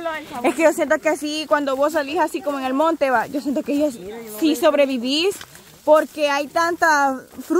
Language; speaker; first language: Spanish; native; Spanish